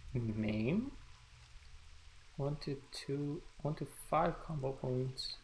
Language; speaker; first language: English; native; English